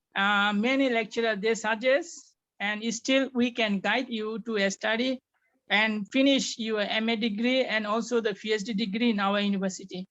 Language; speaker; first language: English; non-native, fluent; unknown